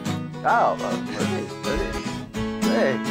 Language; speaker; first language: French; native; French